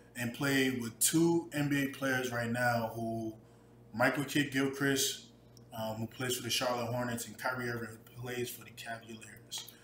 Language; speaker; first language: English; native; English